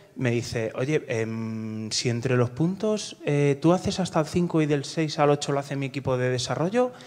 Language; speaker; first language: Spanish; native; Spanish